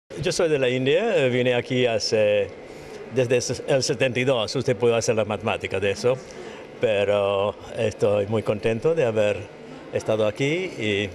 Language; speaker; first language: Spanish; non-native, fluent; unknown